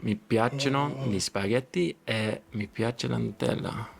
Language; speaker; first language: Italian; non-native, learner; English